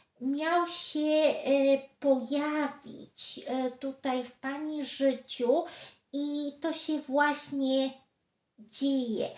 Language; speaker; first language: Polish; native; Polish